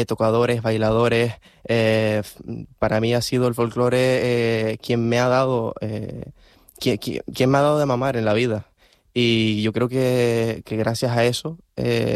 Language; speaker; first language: Spanish; native; Spanish